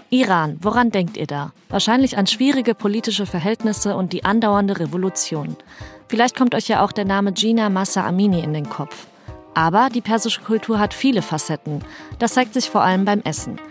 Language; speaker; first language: German; early bilingual, other home language; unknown